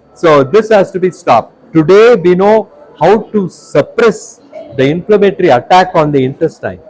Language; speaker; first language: English; non-native, local second language; Tamil